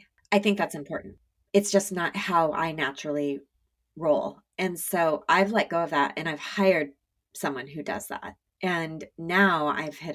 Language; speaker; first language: English; native; English